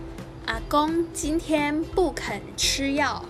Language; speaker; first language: Chinese; non-native, fluent; Indonesian